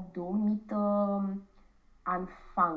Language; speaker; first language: German; non-native, learner; Romanian